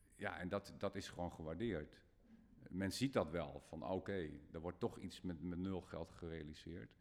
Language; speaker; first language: Dutch; native; Dutch